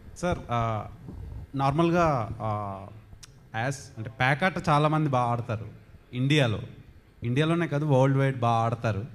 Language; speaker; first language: Telugu; native; Telugu